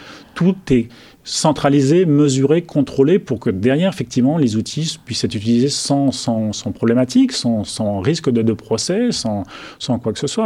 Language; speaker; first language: French; native; French